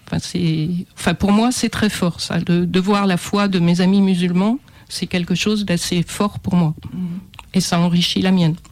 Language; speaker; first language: French; native; French